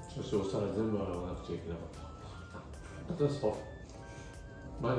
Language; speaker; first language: Japanese; non-native, fluent; French